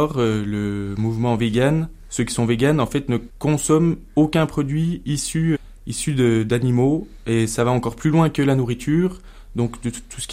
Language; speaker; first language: French; native; French